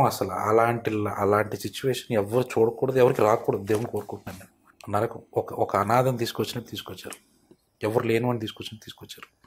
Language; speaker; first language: Telugu; native; Telugu